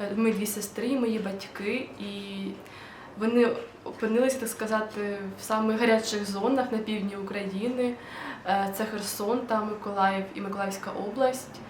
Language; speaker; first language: Ukrainian; non-native, local second language; Russian